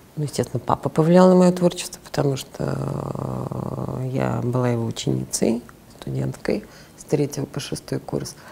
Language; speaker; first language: Russian; native; Russian